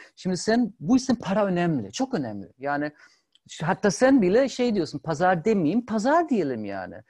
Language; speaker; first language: Turkish; non-native, fluent; German